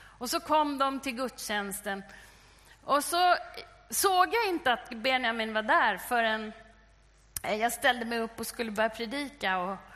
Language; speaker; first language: Swedish; native; Swedish